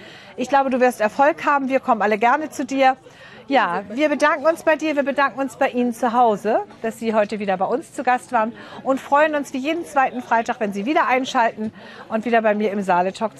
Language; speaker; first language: German; native; German